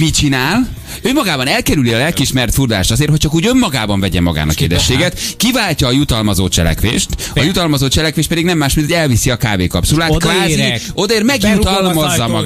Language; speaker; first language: Hungarian; native; Hungarian